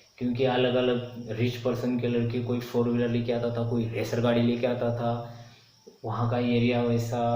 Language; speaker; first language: Hindi; non-native, local second language; Marathi